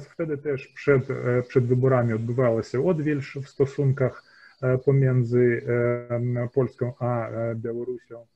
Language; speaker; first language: Polish; early bilingual, heritage; Polish